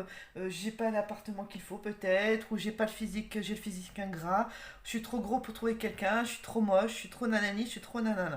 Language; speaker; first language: French; native; French